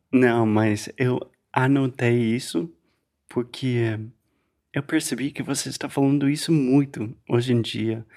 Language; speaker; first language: Portuguese; non-native, fluent; English